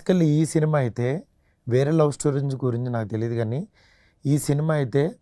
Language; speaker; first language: Telugu; native; Telugu